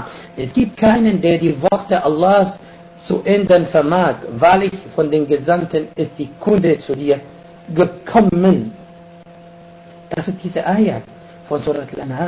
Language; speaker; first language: German; non-native, fluent; Arabic